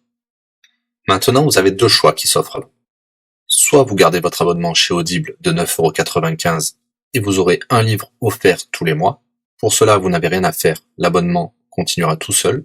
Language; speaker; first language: French; native; French